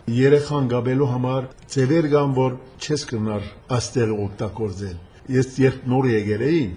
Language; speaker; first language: Armenian; early bilingual, heritage; Armenian